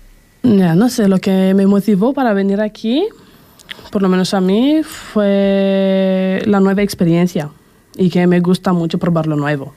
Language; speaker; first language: Spanish; non-native, fluent; Romanian